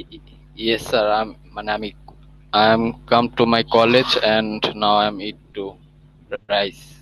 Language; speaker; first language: English; non-native, learner; Bangla